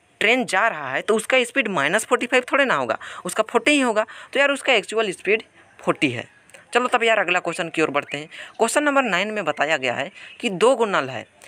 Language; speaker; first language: Hindi; native; Hindi